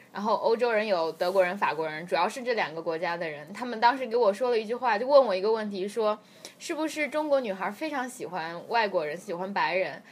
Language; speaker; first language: Chinese; native; Chinese